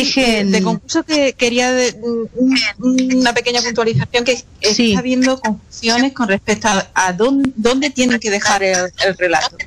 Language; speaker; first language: Spanish; native; Spanish